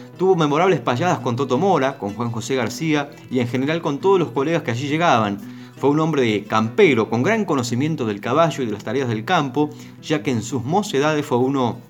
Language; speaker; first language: Spanish; native; Spanish